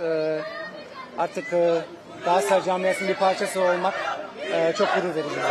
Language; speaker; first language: Turkish; early bilingual, heritage; Turkish